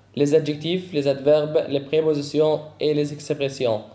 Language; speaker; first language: French; non-native, fluent; Arabic